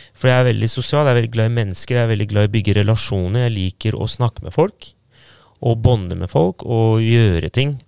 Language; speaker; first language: Norwegian; non-native, fluent; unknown